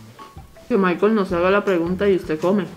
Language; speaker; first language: Spanish; native; Spanish